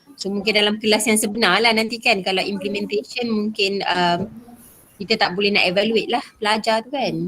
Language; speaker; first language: Malay; native; Malay